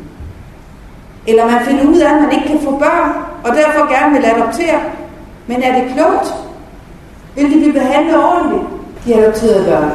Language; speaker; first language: Danish; native; Danish